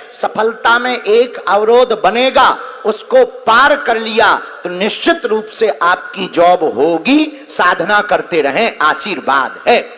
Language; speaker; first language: Hindi; native; Hindi